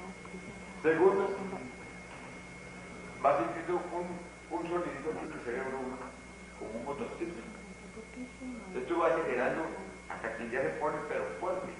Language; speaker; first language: Spanish; native; Spanish